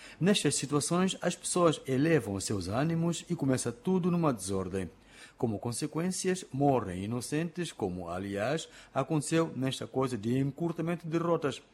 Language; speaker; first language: Portuguese; non-native, local second language; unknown